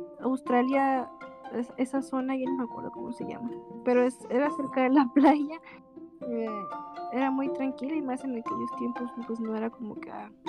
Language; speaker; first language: Spanish; native; Spanish